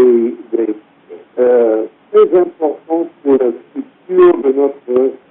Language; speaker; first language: French; non-native, fluent; English